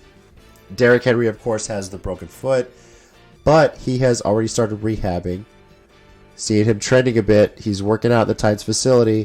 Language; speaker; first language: English; native; English